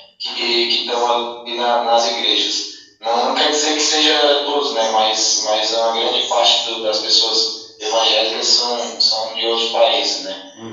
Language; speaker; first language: Portuguese; native; Portuguese